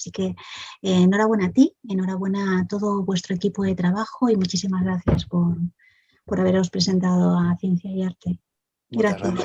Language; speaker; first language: Spanish; native; Spanish